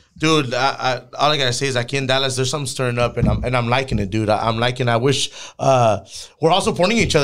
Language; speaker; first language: English; early bilingual, other home language; Spanish